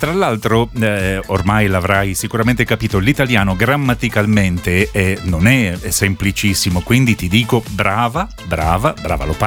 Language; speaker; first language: Italian; native; Italian